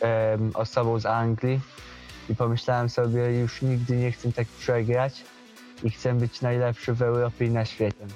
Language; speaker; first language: Polish; early bilingual, heritage; Polish